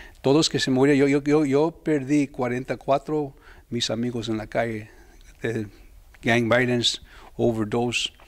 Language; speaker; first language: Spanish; early bilingual, heritage; Spanish